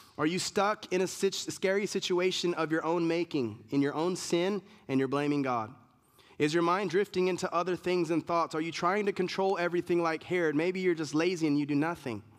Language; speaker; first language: English; native; English